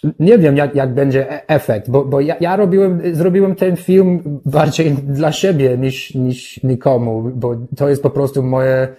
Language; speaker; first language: Polish; non-native, learner; English